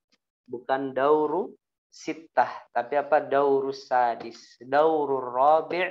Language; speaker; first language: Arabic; non-native, fluent; Indonesian